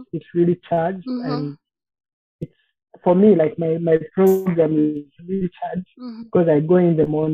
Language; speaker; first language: English; non-native, local second language; Bemba